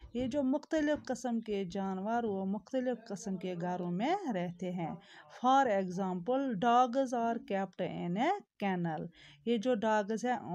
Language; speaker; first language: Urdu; non-native, local second language; Kashmiri